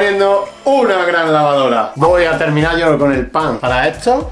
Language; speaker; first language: Spanish; native; Spanish